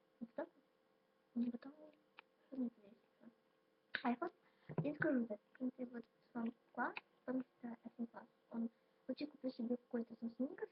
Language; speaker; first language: Russian; non-native, local second language; Ukrainian